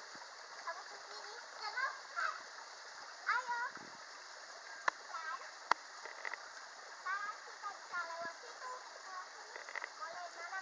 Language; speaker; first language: Indonesian; non-native, learner; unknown